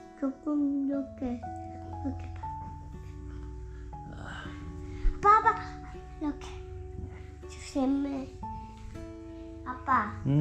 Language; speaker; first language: Korean; early bilingual, heritage; Korean